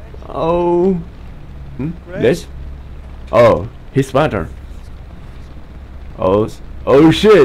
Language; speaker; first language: English; non-native, learner; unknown